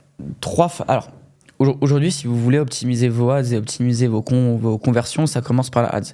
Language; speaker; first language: French; native; French